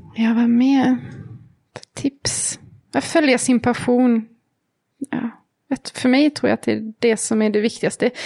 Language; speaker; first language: Swedish; native; Swedish